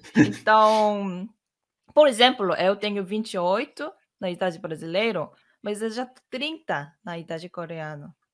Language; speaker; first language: Portuguese; non-native, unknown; Korean